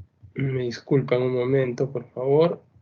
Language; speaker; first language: Spanish; native; Spanish